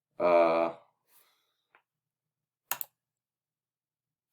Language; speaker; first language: Spanish; non-native, learner; English